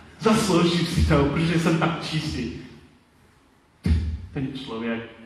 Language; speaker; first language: Czech; non-native, learner; Polish